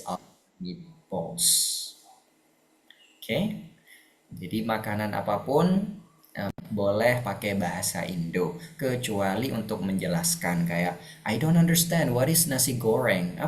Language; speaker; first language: Indonesian; native; Indonesian